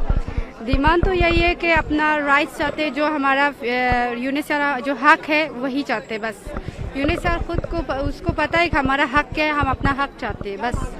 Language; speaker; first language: Hindi; non-native, learner; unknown